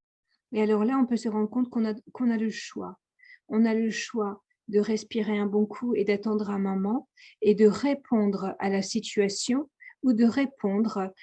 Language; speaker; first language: French; native; French